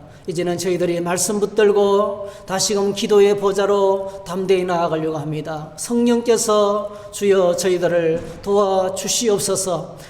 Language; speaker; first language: Korean; native; Korean